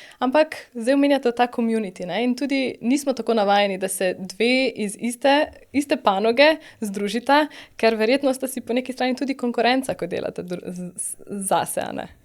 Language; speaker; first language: Slovenian; native; Slovenian